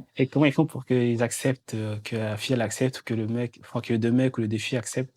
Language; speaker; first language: French; native; French